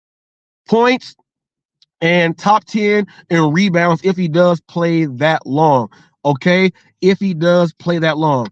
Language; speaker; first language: English; native; English